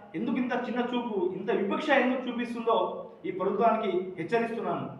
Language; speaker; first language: Telugu; non-native, local second language; Lambadi